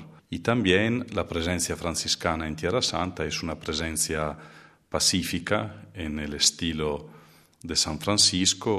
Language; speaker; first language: Spanish; non-native, fluent; Italian